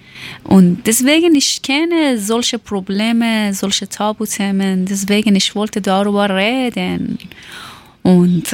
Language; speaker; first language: German; non-native, learner; Persian